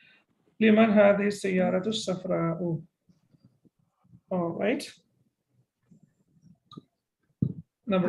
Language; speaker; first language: Arabic; non-native, fluent; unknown